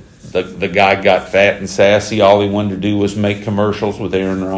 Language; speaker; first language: English; native; English